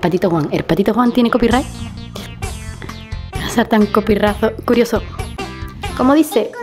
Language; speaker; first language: Spanish; native; Spanish